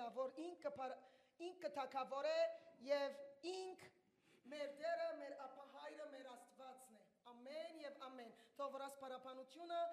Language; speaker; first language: Armenian; early bilingual, heritage; Armenian